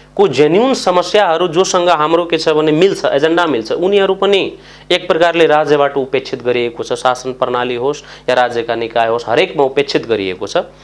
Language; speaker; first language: Nepali; non-native, local second language; Maithili